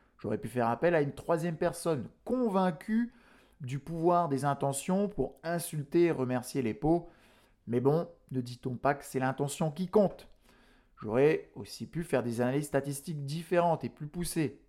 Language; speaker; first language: French; native; French